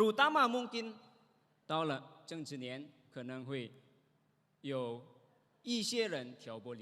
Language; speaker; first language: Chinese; non-native, fluent; Indonesian